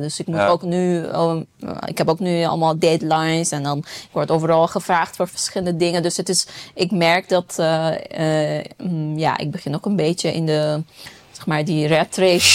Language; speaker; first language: Dutch; non-native, fluent; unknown